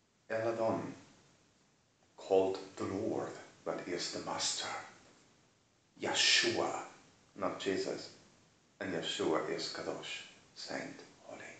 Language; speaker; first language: English; non-native, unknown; Spanish